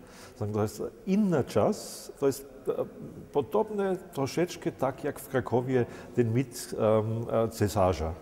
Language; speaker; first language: Polish; non-native, learner; German